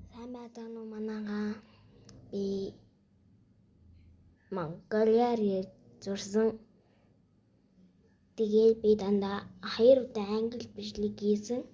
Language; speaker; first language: Mongolian; early bilingual, heritage; Mongolian